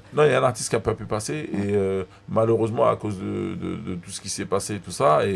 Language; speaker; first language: French; early bilingual, other home language; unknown